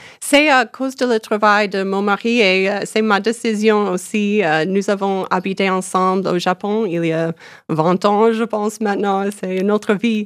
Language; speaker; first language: French; non-native, learner; English